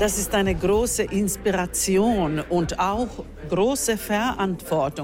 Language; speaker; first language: German; non-native, fluent; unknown